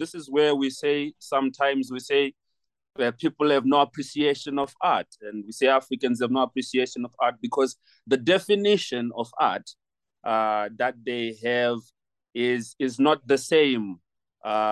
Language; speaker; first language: English; non-native, local second language; Shona